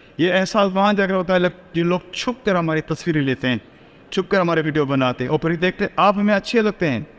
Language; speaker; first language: Urdu; non-native, local second language; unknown